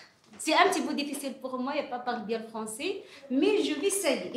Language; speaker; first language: French; non-native, learner; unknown